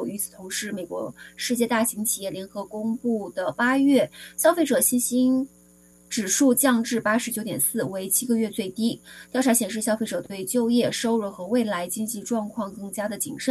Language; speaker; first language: Chinese; native; Chinese